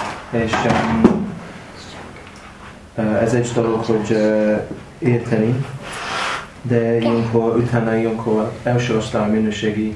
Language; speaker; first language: Hungarian; non-native, learner; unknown